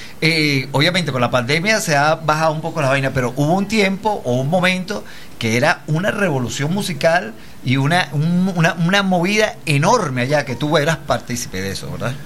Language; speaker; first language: Spanish; native; Spanish